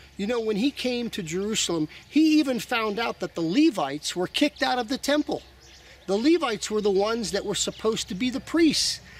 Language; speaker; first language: English; native; English